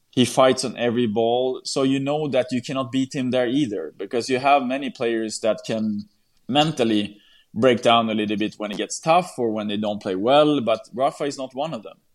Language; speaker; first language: English; non-native, fluent; Swedish